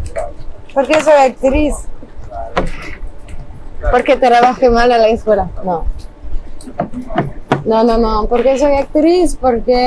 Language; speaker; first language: Spanish; non-native, fluent; French